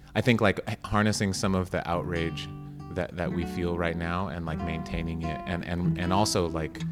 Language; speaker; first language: English; native; English